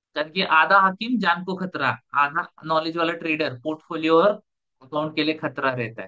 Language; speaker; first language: Hindi; non-native, local second language; Marathi